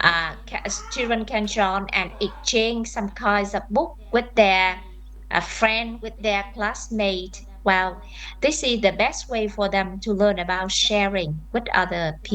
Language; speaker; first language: English; non-native, fluent; Vietnamese